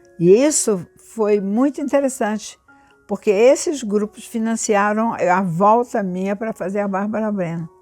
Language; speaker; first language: Portuguese; native; Portuguese